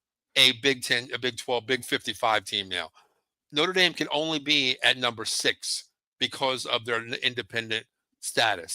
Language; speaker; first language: English; native; English